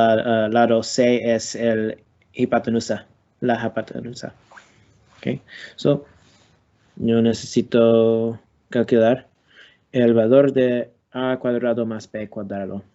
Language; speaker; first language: Spanish; non-native, learner; English